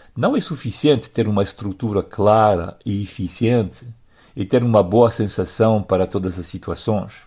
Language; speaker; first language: Portuguese; non-native, fluent; French